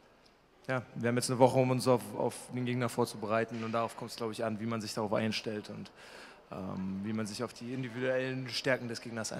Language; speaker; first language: German; native; German